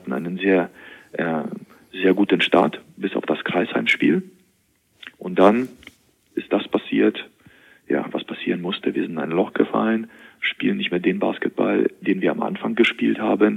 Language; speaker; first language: German; native; German